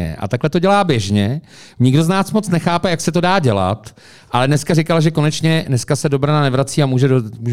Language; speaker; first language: Czech; native; Czech